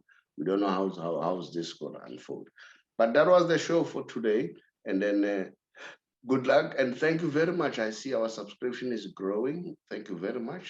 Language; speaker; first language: English; non-native, local second language; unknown